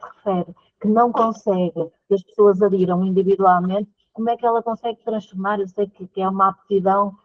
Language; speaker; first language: Portuguese; native; Portuguese